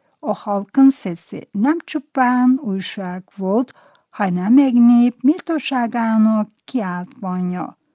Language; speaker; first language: Hungarian; non-native, fluent; Turkish